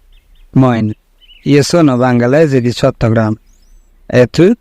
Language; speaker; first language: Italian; non-native, learner; Bangla